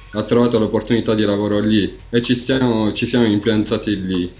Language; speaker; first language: Italian; early bilingual, other home language; Arabic